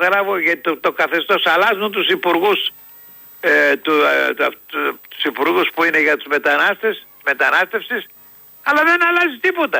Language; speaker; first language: Greek; native; Greek